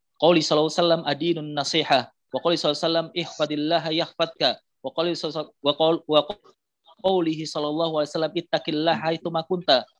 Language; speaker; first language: Arabic; non-native, fluent; Indonesian